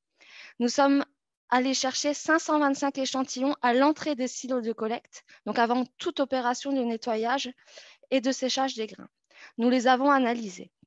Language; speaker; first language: French; native; French